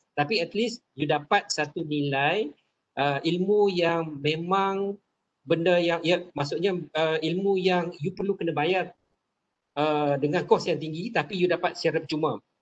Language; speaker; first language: Malay; native; Malay